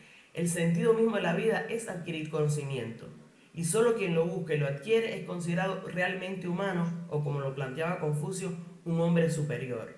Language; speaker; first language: Spanish; native; Spanish